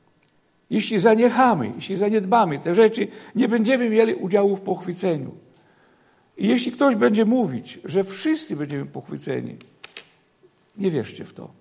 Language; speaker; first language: Polish; native; Polish